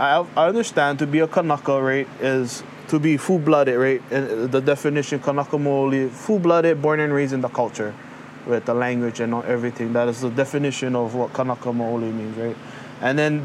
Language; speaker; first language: English; early bilingual, other home language; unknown